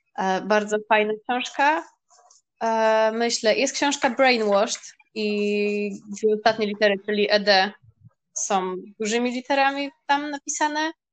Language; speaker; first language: Polish; early bilingual, heritage; Polish